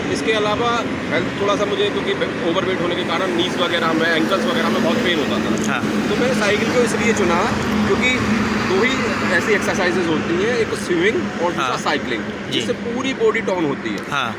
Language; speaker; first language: Hindi; native; Hindi